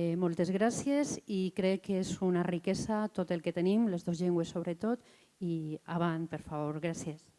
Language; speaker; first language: Catalan; non-native, local second language; Spanish